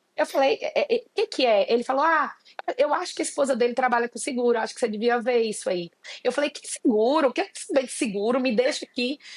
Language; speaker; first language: Portuguese; native; Portuguese